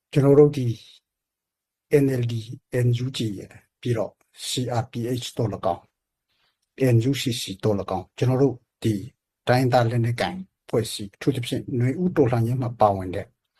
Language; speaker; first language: Burmese; non-native, local second language; Hakha Chin